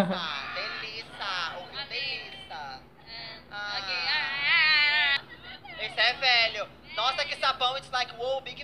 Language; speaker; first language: Portuguese; native; Portuguese